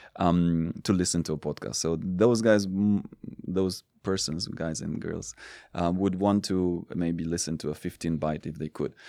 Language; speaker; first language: English; non-native, fluent; Romanian